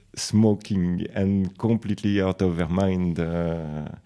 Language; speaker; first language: English; non-native, fluent; French